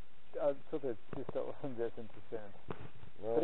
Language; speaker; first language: Polish; non-native, learner; Ukrainian